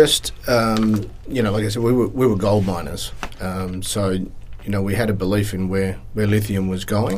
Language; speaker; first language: English; native; English